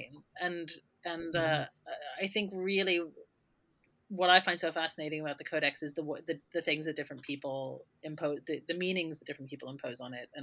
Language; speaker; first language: English; native; English